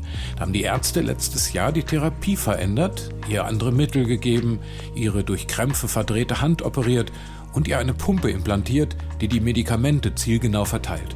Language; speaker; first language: German; native; German